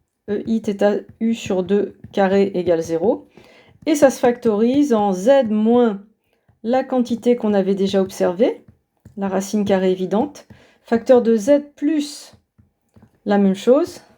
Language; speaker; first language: French; native; French